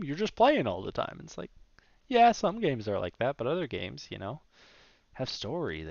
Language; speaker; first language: English; native; English